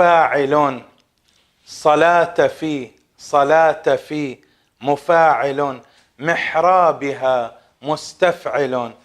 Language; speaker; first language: Arabic; native; Arabic